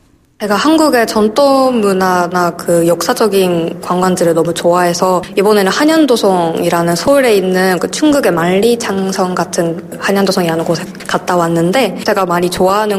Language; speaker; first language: Korean; non-native, fluent; Japanese